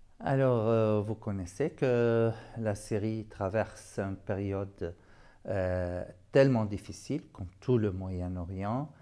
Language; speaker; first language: French; non-native, fluent; Arabic